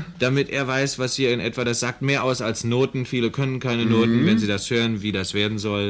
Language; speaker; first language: German; native; German